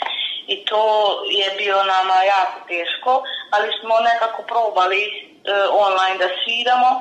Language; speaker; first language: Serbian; non-native, local second language; Hungarian